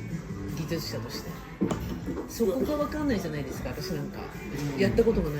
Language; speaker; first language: Japanese; native; Japanese